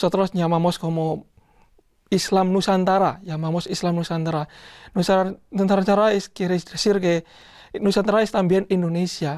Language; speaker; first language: Spanish; non-native, learner; Indonesian